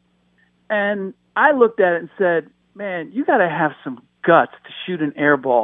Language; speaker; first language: English; early bilingual, other home language; German